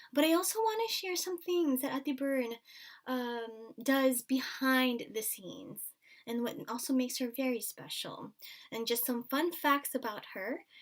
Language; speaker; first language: English; non-native, local second language; Filipino